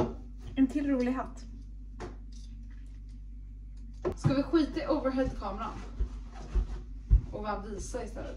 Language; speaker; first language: Swedish; native; Swedish